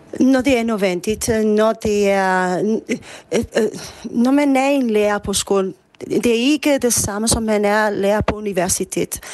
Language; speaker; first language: Danish; non-native, fluent; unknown